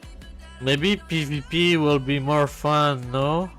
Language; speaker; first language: English; non-native, learner; French